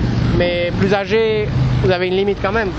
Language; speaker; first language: French; native; French